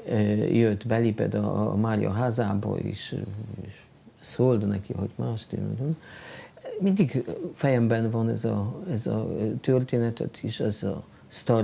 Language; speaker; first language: Hungarian; non-native, fluent; Polish